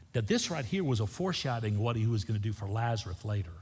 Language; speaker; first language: English; native; English